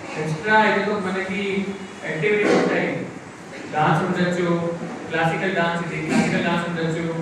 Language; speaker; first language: Telugu; non-native, fluent; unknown